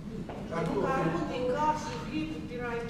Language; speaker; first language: Russian; native; Russian